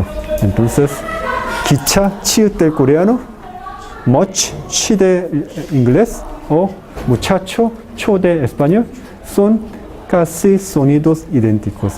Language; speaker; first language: Spanish; non-native, fluent; Korean